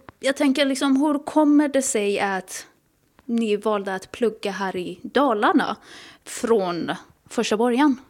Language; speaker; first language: Swedish; native; Swedish